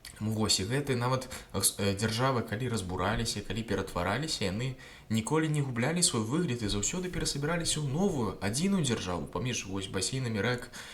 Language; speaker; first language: Belarusian; non-native, local second language; Russian